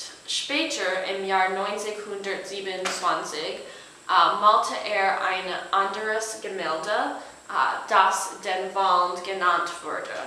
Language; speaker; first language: German; non-native, learner; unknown